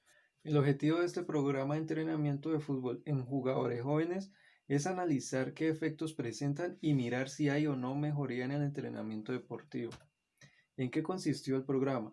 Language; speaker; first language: Spanish; native; Spanish